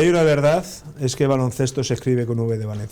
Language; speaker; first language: Spanish; native; Spanish